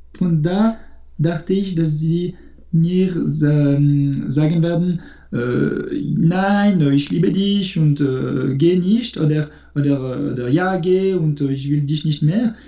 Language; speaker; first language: German; non-native, local second language; French